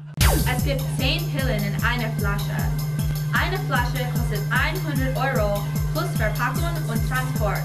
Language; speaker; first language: German; non-native, learner; English